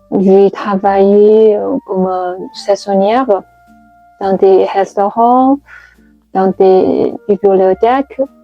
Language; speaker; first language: French; non-native, fluent; Chinese